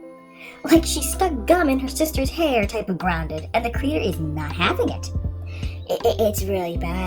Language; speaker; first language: English; native; English